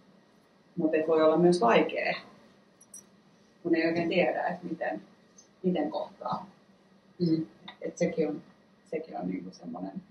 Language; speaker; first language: Finnish; native; Finnish